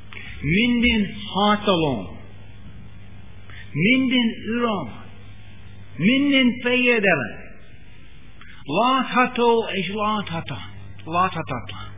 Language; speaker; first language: Hungarian; non-native, learner; English